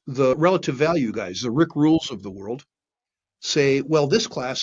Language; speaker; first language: English; native; English